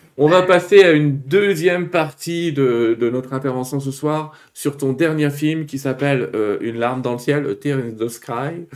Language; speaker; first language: French; native; French